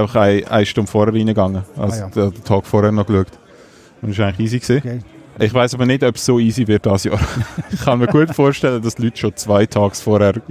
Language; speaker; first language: German; native; German